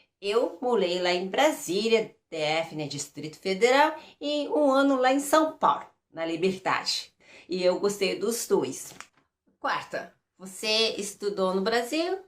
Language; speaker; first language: Portuguese; early bilingual, other home language; Japanese